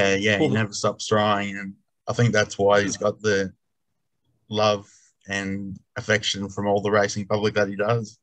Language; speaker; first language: English; native; English